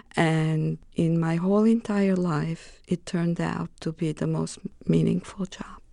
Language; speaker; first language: English; non-native, fluent; Romanian